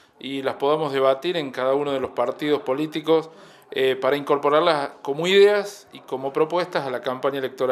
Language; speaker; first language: Spanish; native; Spanish